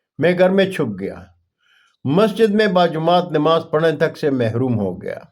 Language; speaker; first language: Urdu; non-native, local second language; Punjabi